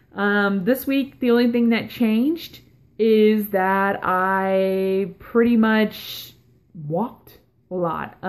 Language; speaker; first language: English; native; English